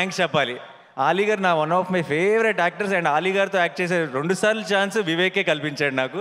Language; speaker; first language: Telugu; native; Telugu